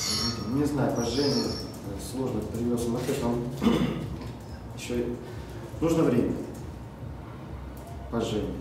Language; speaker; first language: Russian; native; Russian